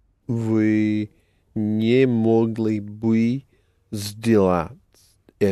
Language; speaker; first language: Russian; non-native, learner; English